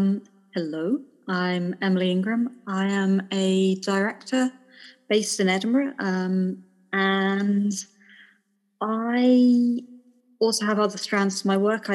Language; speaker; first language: English; native; English